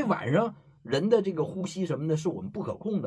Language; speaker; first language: Chinese; native; Chinese